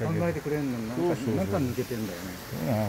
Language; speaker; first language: Japanese; native; Japanese